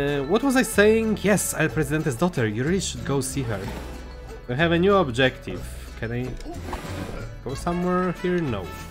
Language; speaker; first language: English; non-native, fluent; Polish